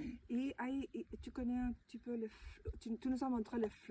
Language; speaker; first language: French; non-native, fluent; Spanish